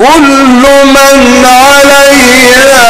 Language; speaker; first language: Arabic; native; Arabic